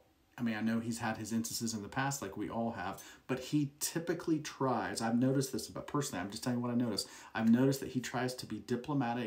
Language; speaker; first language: English; native; English